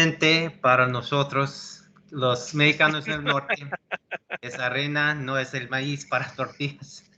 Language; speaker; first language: Spanish; early bilingual, heritage; English